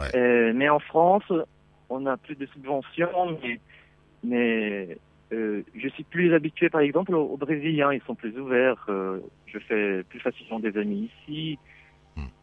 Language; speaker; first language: French; non-native, fluent; Portuguese